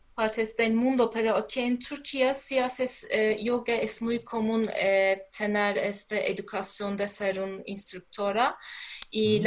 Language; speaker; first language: Spanish; non-native, learner; Turkish